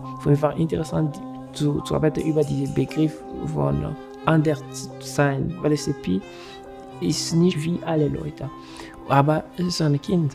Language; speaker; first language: German; non-native, fluent; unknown